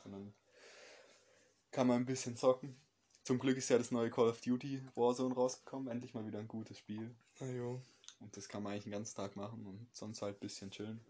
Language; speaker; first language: German; native; German